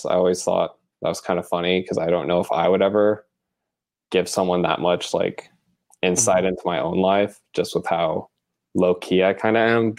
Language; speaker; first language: English; native; English